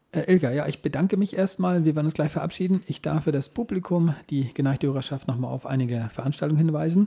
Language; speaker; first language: German; native; German